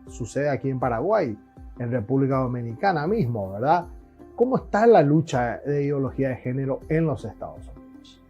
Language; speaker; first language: Spanish; native; Spanish